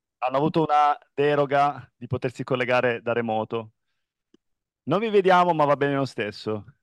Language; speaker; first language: Italian; native; Italian